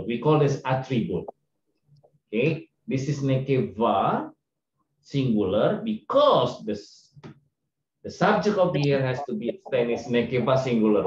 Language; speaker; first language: English; non-native, fluent; Indonesian